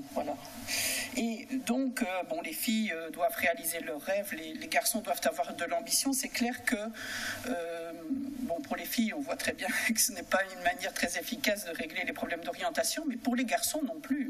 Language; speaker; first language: French; native; French